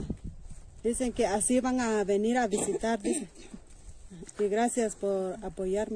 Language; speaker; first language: Spanish; non-native, local second language; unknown